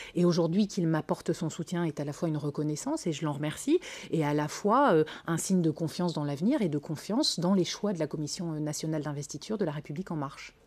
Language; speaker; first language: French; native; French